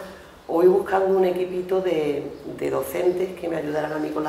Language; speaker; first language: Spanish; native; Spanish